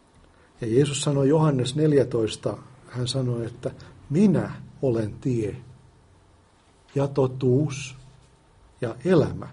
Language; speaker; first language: Finnish; native; Finnish